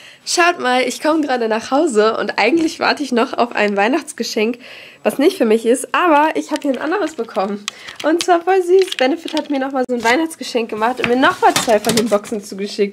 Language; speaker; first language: German; native; German